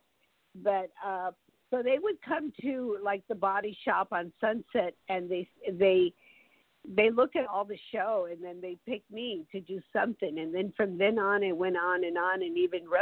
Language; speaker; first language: English; early bilingual, other home language; Spanish